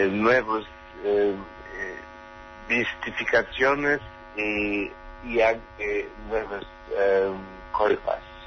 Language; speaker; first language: Spanish; non-native, learner; German